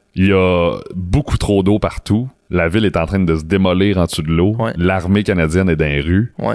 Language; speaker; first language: French; native; French